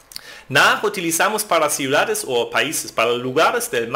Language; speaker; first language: Spanish; non-native, fluent; German